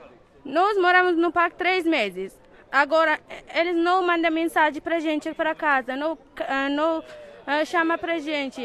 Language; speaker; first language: Portuguese; non-native, learner; Arabic